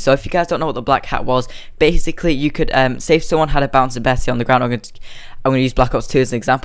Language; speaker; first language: English; native; English